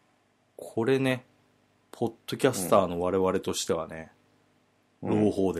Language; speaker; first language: Japanese; native; Japanese